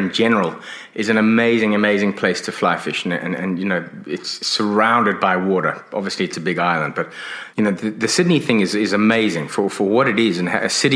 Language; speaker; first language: English; native; English